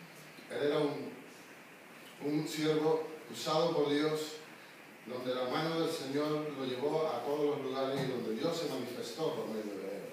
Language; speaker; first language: Spanish; native; Spanish